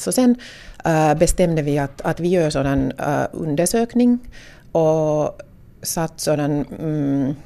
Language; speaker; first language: Swedish; non-native, local second language; Finnish